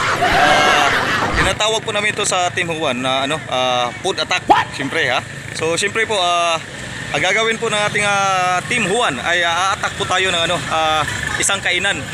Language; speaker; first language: Filipino; non-native, local second language; Cebuano